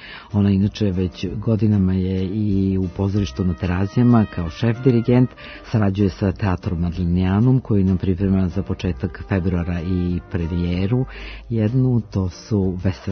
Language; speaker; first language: Serbian; native; Serbian